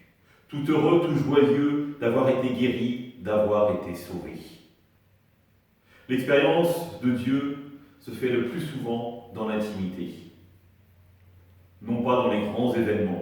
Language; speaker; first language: French; native; French